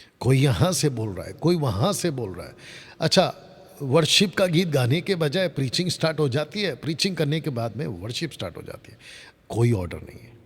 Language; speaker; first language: Hindi; non-native, local second language; Telugu